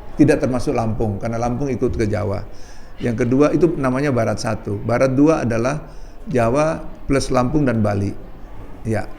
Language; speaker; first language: Indonesian; native; Indonesian